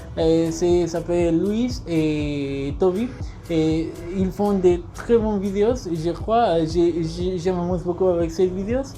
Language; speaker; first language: French; non-native, learner; Spanish